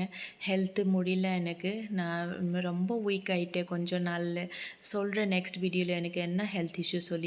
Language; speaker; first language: Tamil; non-native, fluent; Assamese